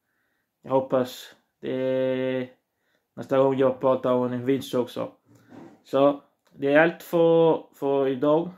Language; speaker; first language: Swedish; non-native, learner; Portuguese